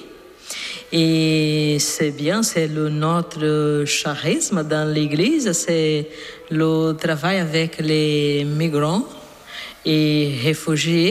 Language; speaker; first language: French; non-native, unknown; Portuguese